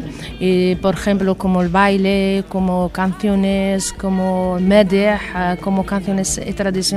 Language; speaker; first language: Spanish; non-native, learner; Arabic